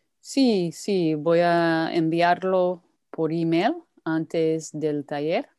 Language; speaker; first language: Spanish; non-native, fluent; English